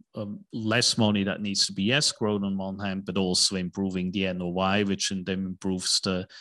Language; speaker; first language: English; non-native, fluent; German